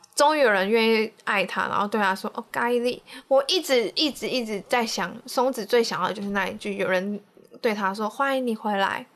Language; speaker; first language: Chinese; native; Chinese